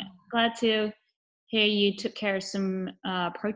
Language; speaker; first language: English; native; English